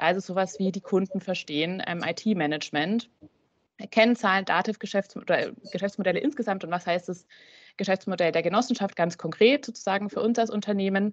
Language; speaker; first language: German; native; German